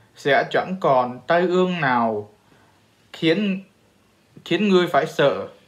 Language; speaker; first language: Vietnamese; early bilingual, heritage; Vietnamese